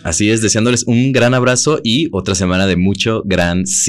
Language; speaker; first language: Spanish; native; Spanish